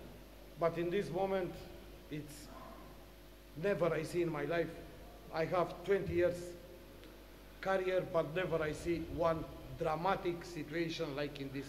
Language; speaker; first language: English; non-native, learner; Romanian